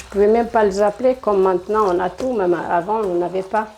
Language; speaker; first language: French; non-native, fluent; Portuguese